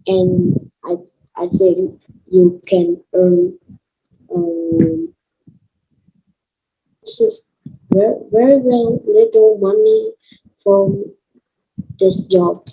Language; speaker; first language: English; non-native, learner; Vietnamese